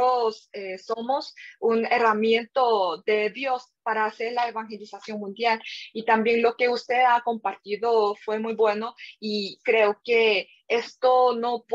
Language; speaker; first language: Spanish; non-native, fluent; Korean